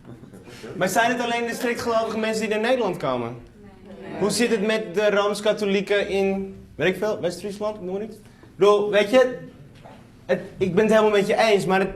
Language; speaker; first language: Dutch; native; Dutch